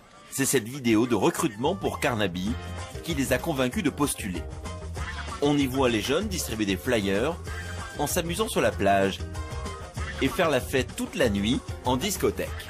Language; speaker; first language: French; native; French